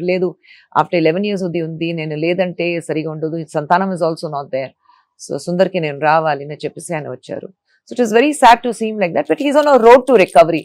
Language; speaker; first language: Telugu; non-native, fluent; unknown